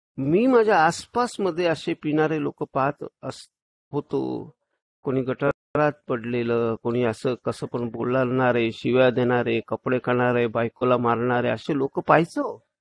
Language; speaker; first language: Marathi; early bilingual, heritage; Marathi